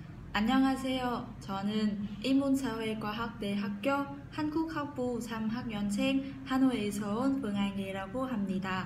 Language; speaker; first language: Korean; non-native, fluent; Vietnamese